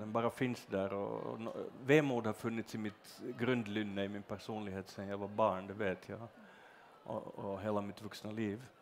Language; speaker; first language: Swedish; native; Swedish